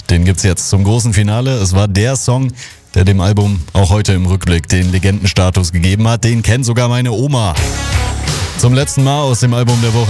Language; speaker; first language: German; native; German